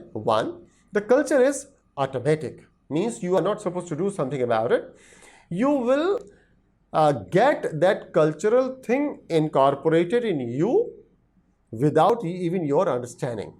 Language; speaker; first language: English; non-native, local second language; Hindi